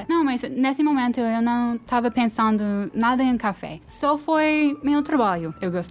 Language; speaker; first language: Portuguese; non-native, fluent; English